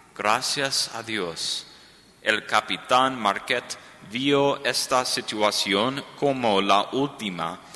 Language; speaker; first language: Spanish; non-native, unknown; English